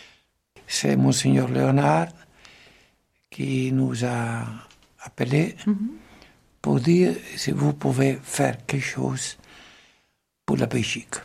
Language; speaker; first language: French; non-native, fluent; Italian